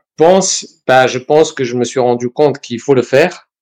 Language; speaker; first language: French; non-native, fluent; Serbian